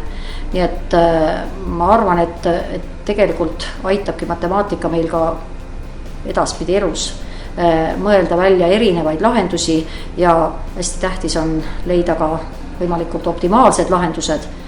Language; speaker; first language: Estonian; native; Estonian